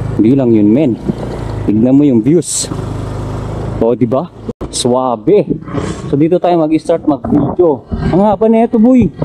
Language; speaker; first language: Filipino; non-native, local second language; Iloko